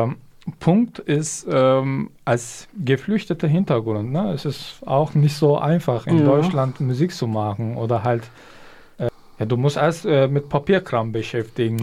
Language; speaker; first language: German; non-native, fluent; Kurdish